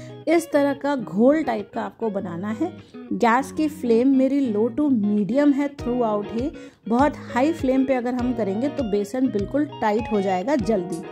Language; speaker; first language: Hindi; native; Hindi